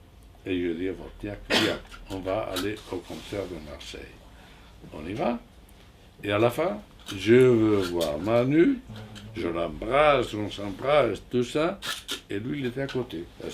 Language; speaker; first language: French; non-native, fluent; Spanish